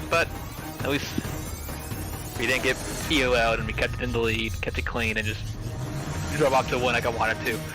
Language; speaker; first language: English; native; English